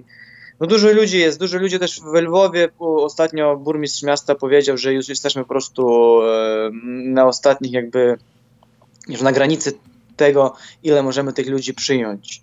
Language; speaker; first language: Polish; non-native, fluent; Ukrainian